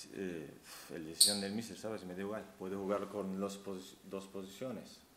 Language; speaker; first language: Spanish; non-native, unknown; Turkish